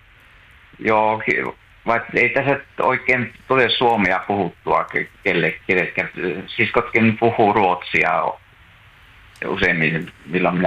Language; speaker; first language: Finnish; native; Finnish